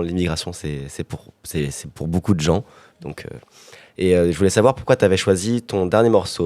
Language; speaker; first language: French; native; French